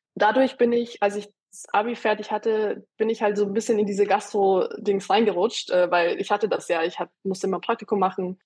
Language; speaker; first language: German; early bilingual, other home language; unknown